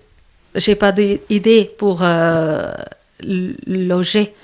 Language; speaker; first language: French; non-native, learner; Malayalam